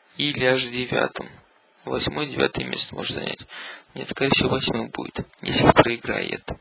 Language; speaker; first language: Russian; native; Russian